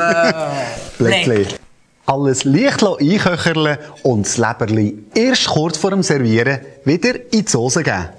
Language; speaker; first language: German; native; German